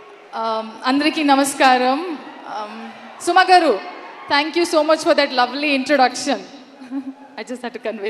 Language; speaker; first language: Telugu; non-native, learner; Kannada